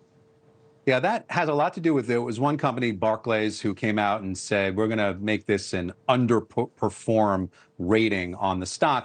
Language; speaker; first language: English; native; English